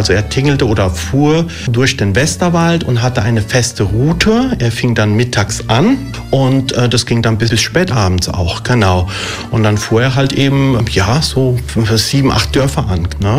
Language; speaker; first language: German; early bilingual, other home language; Italian